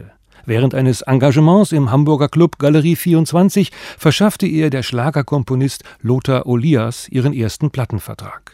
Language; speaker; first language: German; native; German